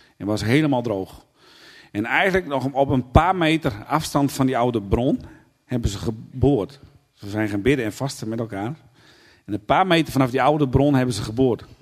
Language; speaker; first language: Dutch; native; Dutch